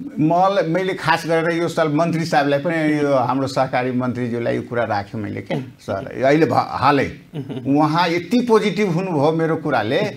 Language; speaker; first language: Nepali; non-native, local second language; Maithili